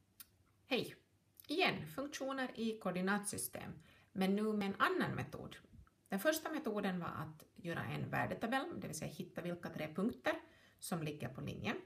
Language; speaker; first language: Swedish; native; Swedish